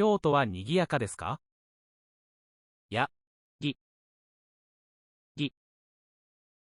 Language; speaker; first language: Japanese; non-native, learner; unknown